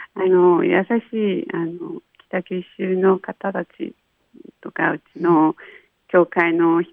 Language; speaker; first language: Japanese; non-native, fluent; Korean